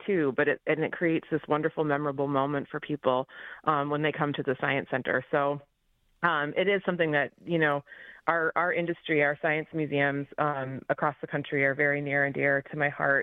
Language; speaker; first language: English; native; English